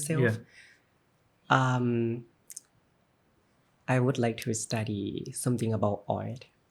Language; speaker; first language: English; non-native, learner; Thai